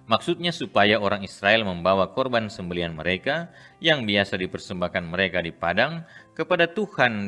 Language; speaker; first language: Indonesian; native; Indonesian